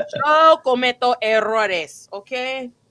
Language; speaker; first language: Spanish; non-native, fluent; English